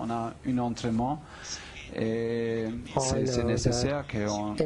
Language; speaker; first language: French; non-native, fluent; German